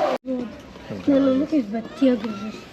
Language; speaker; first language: Lithuanian; early bilingual, heritage; Lithuanian